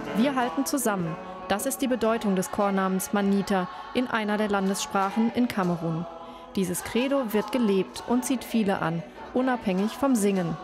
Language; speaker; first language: German; native; German